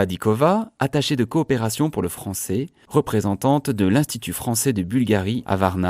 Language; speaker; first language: French; native; French